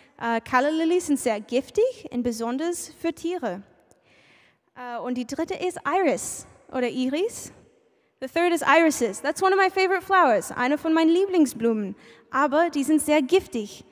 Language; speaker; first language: German; non-native, learner; English